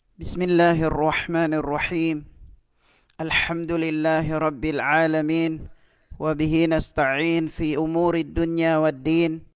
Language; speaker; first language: Arabic; non-native, fluent; Filipino